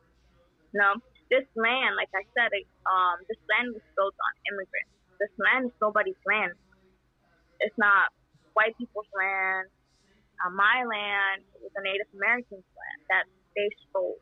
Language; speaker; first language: English; non-native, fluent; Spanish